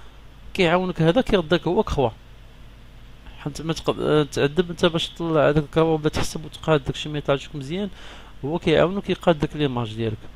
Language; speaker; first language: Arabic; native; Arabic